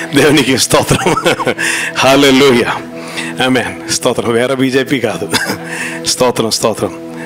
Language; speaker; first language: Telugu; non-native, fluent; Malayalam